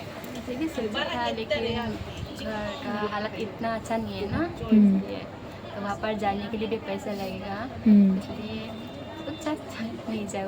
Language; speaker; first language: Hindi; non-native, local second language; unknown